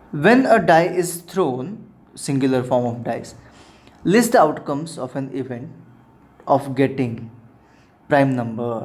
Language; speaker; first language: English; non-native, local second language; Hindi